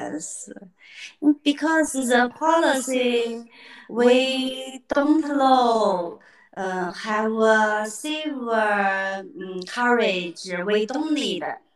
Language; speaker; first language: English; non-native, learner; Chinese